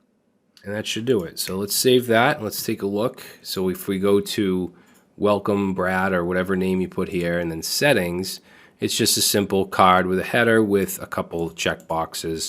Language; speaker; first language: English; native; English